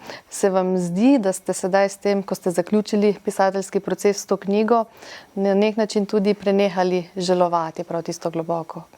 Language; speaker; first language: Slovenian; native; Slovenian